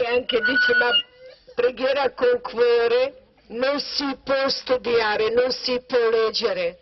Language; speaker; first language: Italian; non-native, learner; Croatian